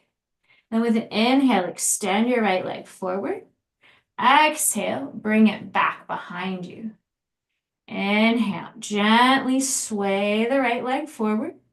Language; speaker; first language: English; native; English